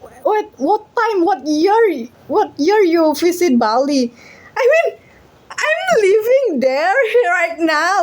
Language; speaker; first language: English; non-native, learner; Indonesian